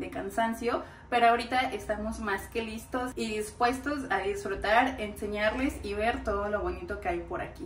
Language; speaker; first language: Spanish; native; Spanish